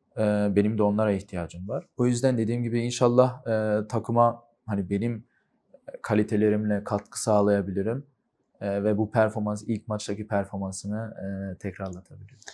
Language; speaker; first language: Turkish; early bilingual, heritage; Turkish